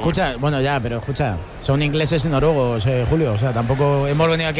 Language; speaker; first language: Spanish; native; Spanish